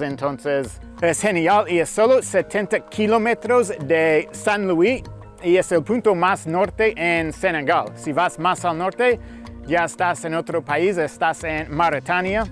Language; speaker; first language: Spanish; non-native, fluent; English